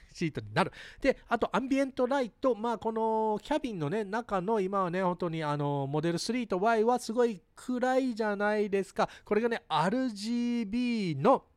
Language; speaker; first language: Japanese; early bilingual, heritage; Japanese